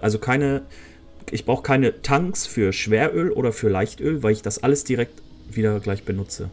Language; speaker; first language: German; native; German